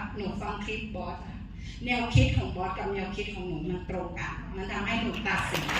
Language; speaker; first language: Thai; non-native, fluent; Burmese